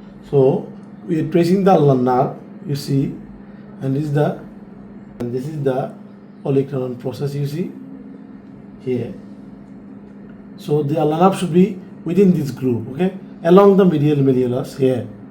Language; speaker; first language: English; non-native, local second language; Bangla